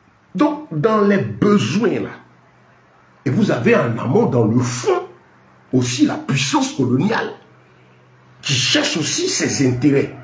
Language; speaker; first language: French; native; French